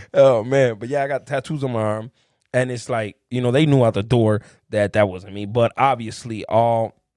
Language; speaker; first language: English; native; English